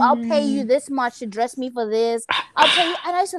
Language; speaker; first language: English; early bilingual, other home language; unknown